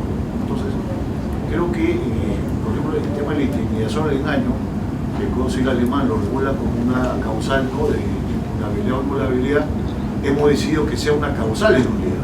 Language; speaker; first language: Spanish; native; Spanish